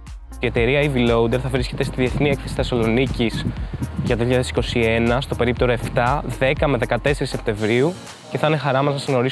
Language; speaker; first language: Greek; native; Greek